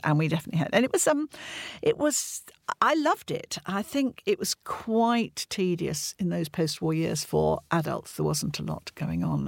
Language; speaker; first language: English; native; English